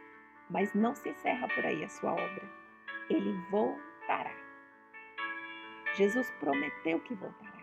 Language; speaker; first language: Portuguese; native; Portuguese